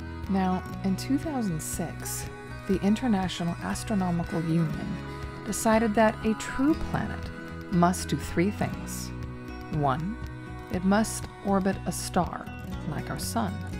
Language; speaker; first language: English; native; English